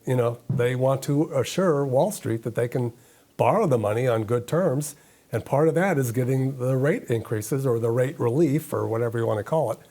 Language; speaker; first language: English; native; English